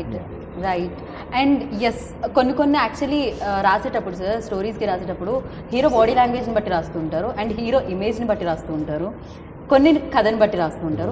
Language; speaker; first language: Telugu; native; Telugu